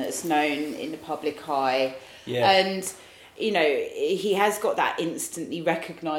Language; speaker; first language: English; native; English